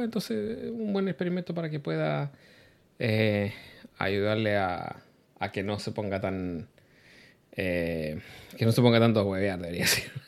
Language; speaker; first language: Spanish; early bilingual, heritage; Spanish